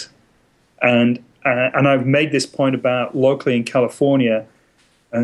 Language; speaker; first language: English; native; English